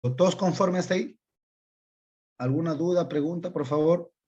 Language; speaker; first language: Spanish; native; Spanish